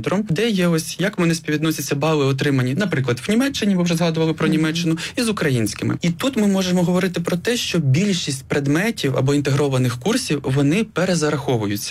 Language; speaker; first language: Ukrainian; native; Ukrainian